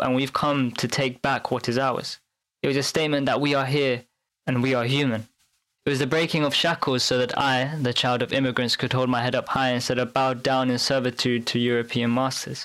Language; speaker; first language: English; native; English